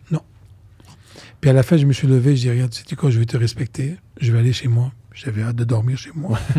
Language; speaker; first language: French; non-native, local second language; Arabic